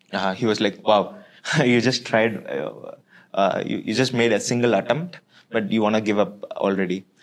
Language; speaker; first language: English; non-native, local second language; Tamil